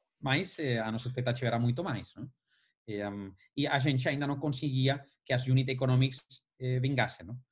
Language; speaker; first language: Portuguese; non-native, fluent; Spanish